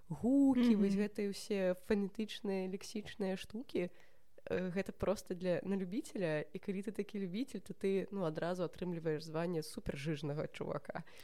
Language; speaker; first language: Belarusian; non-native, local second language; Russian